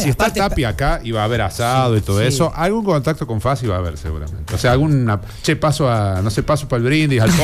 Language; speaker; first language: Spanish; native; Spanish